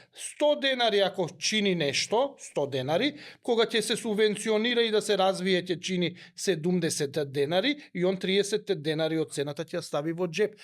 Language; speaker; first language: Macedonian; native; Macedonian